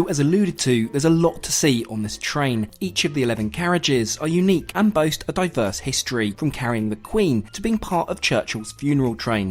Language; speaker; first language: English; native; English